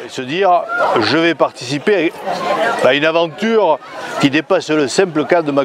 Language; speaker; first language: French; native; French